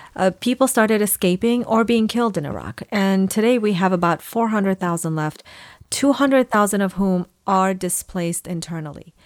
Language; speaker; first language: English; non-native, fluent; Persian